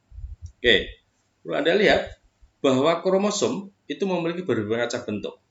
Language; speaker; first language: Indonesian; native; Indonesian